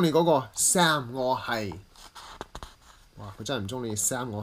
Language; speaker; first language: Cantonese; early bilingual, heritage; English